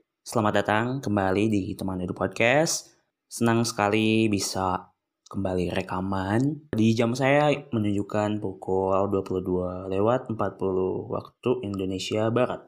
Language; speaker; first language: Indonesian; non-native, local second language; Sundanese